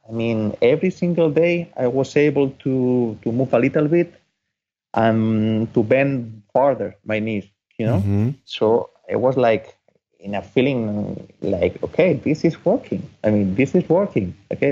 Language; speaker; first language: English; non-native, fluent; Spanish